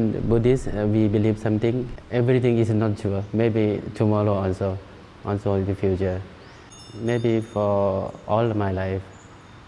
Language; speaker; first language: English; non-native, learner; Thai